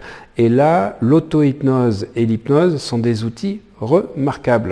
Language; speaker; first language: French; native; French